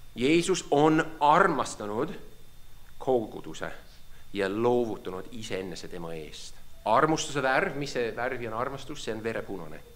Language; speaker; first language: Estonian; non-native, fluent; English